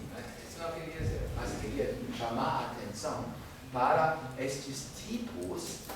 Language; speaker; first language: Portuguese; non-native, fluent; German